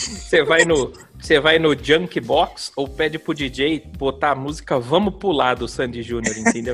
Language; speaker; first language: Portuguese; native; Portuguese